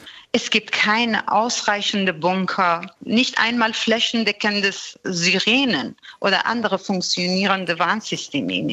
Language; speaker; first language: German; non-native, fluent; Persian